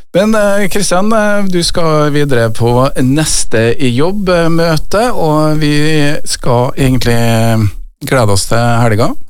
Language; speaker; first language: Norwegian; native; Norwegian